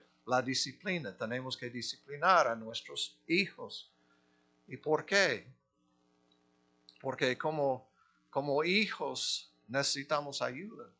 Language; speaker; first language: Spanish; non-native, fluent; English